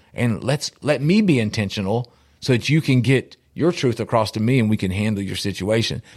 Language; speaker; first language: English; native; English